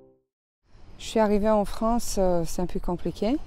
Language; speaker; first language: French; non-native, fluent; Romanian